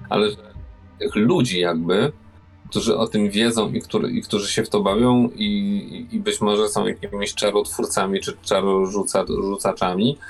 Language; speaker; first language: Polish; native; Polish